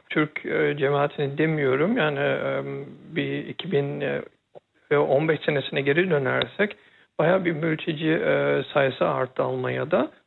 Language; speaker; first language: Turkish; early bilingual, heritage; Turkish